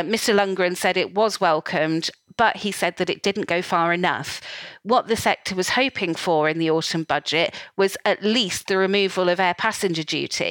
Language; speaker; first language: English; native; English